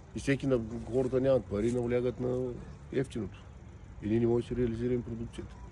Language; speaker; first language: Bulgarian; native; Bulgarian